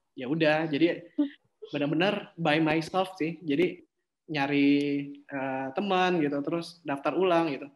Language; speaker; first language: Indonesian; native; Indonesian